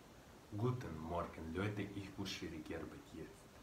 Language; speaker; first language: German; non-native, learner; Russian